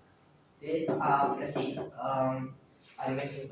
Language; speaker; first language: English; non-native, learner; Indonesian